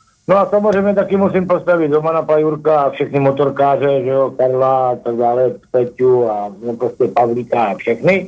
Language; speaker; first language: Czech; native; Czech